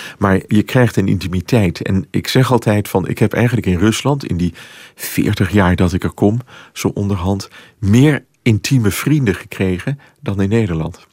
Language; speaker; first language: Dutch; native; Dutch